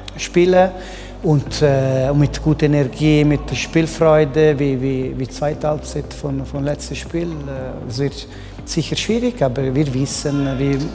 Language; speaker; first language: German; non-native, local second language; Italian